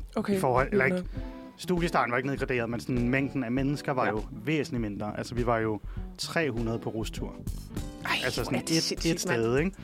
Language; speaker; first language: Danish; native; Danish